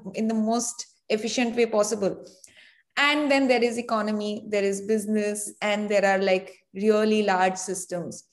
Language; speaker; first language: English; non-native, fluent; Spanish